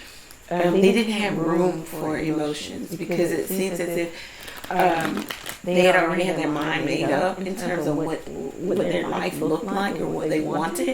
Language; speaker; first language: English; native; English